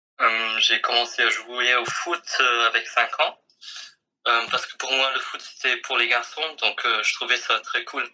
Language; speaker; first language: French; non-native, fluent; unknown